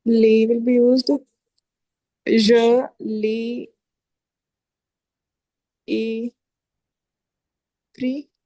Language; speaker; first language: French; non-native, learner; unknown